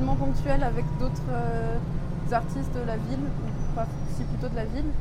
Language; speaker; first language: French; native; French